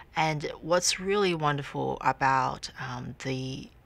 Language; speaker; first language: English; native; English